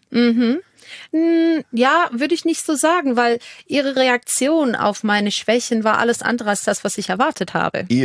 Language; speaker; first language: German; non-native, fluent; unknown